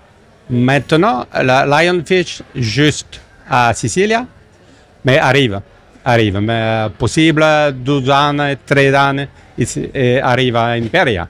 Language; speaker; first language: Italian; non-native, learner; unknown